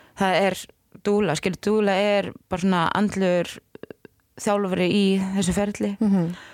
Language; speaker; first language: Icelandic; non-native, fluent; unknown